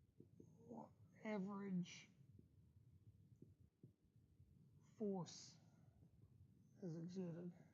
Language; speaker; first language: English; native; English